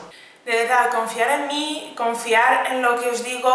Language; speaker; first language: Spanish; native; Spanish